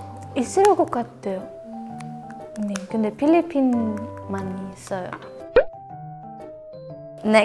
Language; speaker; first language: Korean; non-native, learner; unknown